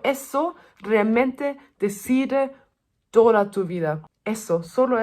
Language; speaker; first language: Spanish; non-native, fluent; German